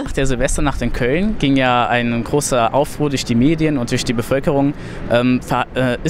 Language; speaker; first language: German; native; German